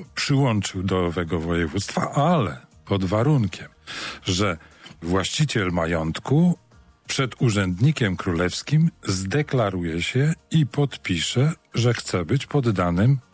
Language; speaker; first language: Polish; native; Polish